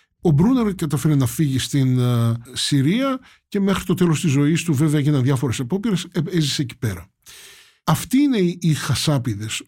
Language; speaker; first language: Greek; native; Greek